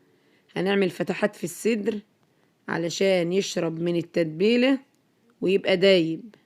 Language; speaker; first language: Arabic; native; Arabic